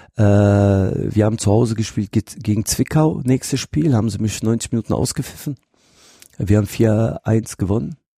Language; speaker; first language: German; non-native, fluent; Bosnian